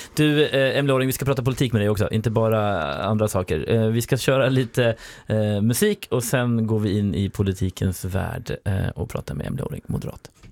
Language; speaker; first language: Swedish; native; Swedish